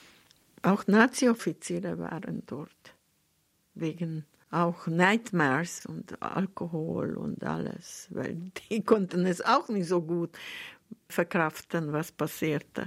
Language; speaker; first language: German; non-native, fluent; Hungarian